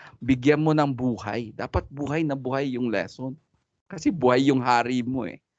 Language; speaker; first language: Filipino; non-native, local second language; Cebuano